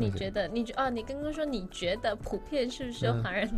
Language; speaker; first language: Chinese; native; Chinese